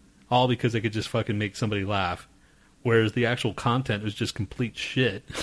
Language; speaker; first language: English; native; English